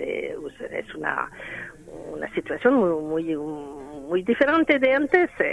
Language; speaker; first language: Spanish; non-native, learner; French